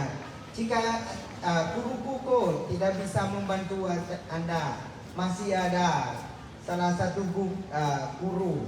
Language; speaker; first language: Indonesian; non-native, learner; Thai